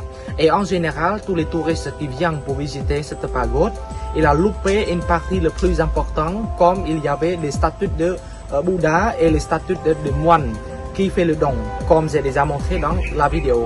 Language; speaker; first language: French; non-native, fluent; Khmer